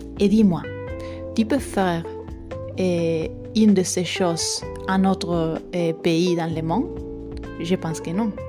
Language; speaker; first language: French; non-native, learner; Spanish